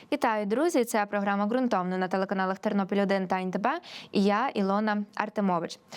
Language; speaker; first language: Ukrainian; native; Ukrainian